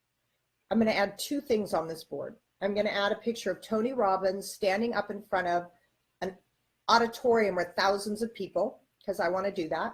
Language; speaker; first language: English; native; English